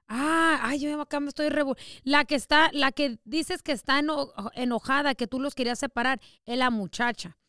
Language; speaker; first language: Spanish; early bilingual, heritage; Spanish